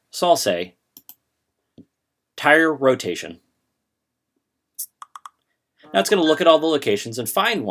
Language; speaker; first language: English; native; English